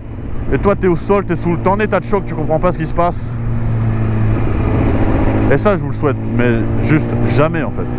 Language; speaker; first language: French; native; French